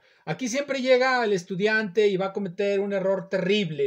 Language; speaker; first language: Spanish; native; Spanish